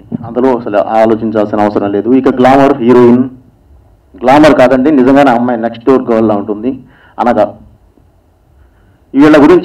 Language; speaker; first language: Telugu; native; Telugu